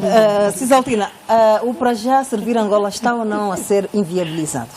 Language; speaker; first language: Portuguese; native; Portuguese